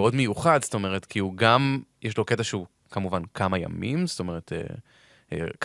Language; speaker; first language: Hebrew; native; Hebrew